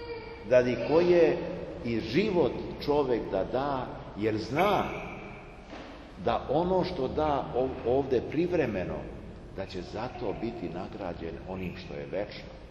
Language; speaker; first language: Serbian; native; Serbian